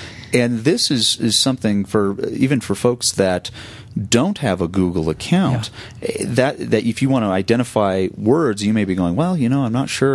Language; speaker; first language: English; native; English